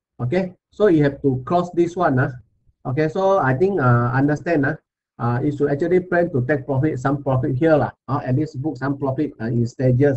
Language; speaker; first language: English; non-native, local second language; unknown